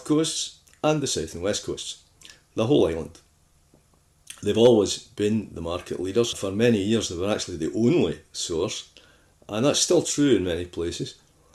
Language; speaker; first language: English; native; English